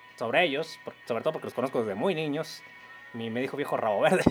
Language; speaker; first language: Spanish; native; Spanish